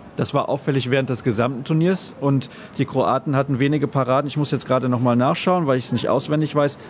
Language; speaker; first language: German; native; German